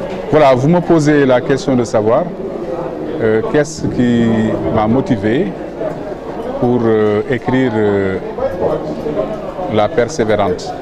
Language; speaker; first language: French; non-native, local second language; Wolof